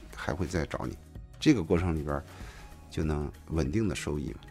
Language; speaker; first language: Chinese; native; Chinese